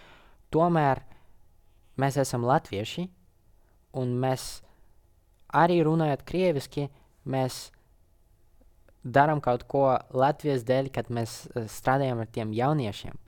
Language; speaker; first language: Latvian; non-native, local second language; Russian